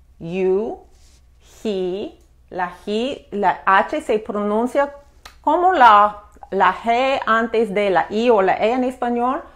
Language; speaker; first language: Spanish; non-native, fluent; English